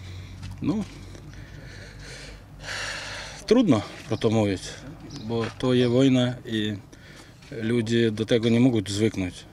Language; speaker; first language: Polish; non-native, learner; Ukrainian